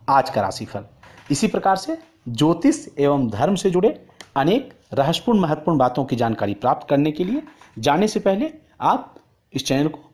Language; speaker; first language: Hindi; native; Hindi